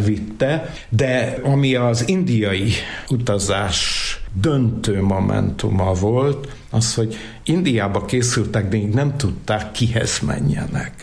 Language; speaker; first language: Hungarian; native; Hungarian